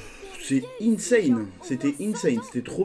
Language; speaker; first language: French; native; French